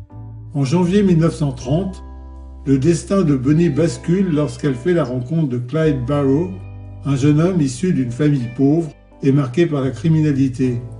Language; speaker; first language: French; native; French